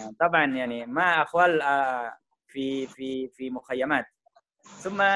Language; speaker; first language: Arabic; non-native, learner; Indonesian